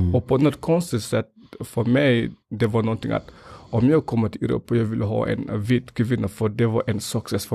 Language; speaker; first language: Swedish; non-native, fluent; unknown